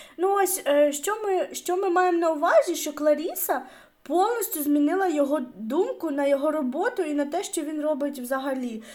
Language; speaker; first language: Ukrainian; non-native, local second language; Russian